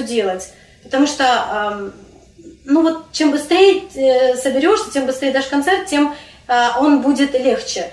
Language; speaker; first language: Russian; non-native, local second language; Crimean Tatar